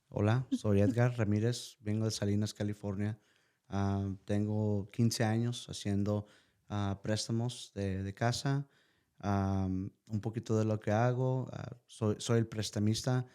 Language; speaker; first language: Spanish; early bilingual, heritage; Spanish